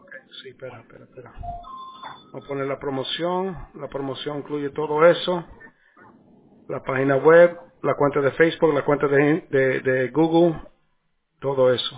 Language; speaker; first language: Spanish; early bilingual, heritage; Spanish